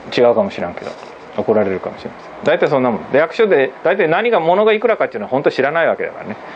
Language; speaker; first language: Japanese; native; Japanese